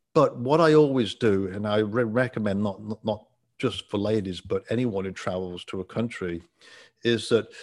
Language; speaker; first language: English; native; English